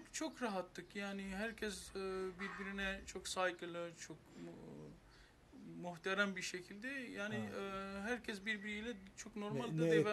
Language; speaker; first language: Turkish; non-native, fluent; Armenian